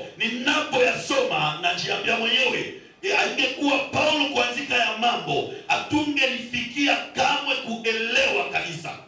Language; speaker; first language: Swahili; native; Swahili